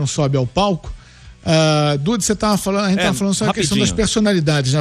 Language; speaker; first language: Portuguese; native; Portuguese